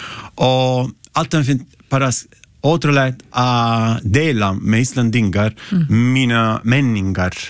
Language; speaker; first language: Icelandic; non-native, learner; Italian